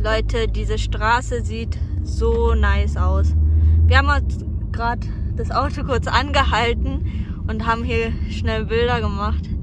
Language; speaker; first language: German; early bilingual, other home language; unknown